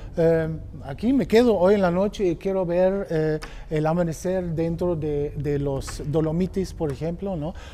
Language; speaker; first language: Spanish; non-native, fluent; German